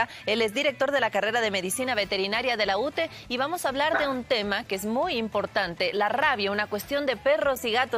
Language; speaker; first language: Spanish; native; Spanish